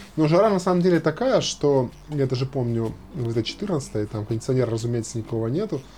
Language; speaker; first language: Russian; native; Russian